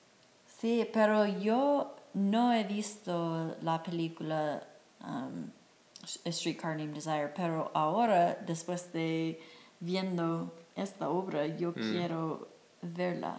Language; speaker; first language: Spanish; non-native, fluent; English